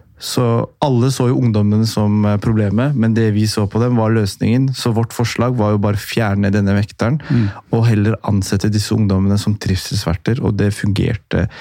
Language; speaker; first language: Norwegian; early bilingual, other home language; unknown